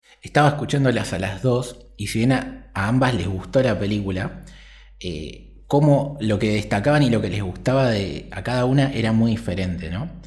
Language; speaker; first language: Spanish; native; Spanish